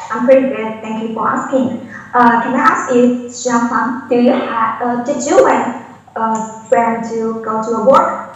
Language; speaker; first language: English; non-native, learner; Chinese